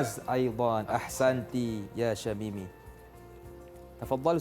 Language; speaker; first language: Arabic; non-native, learner; Malay